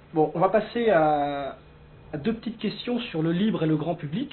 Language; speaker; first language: French; native; French